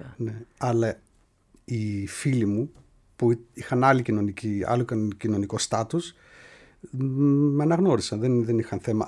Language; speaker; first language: Greek; early bilingual, heritage; Greek